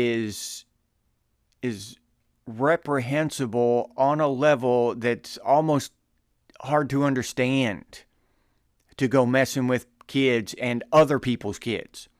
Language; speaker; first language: English; native; English